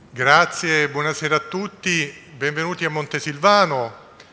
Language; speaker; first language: Italian; native; Italian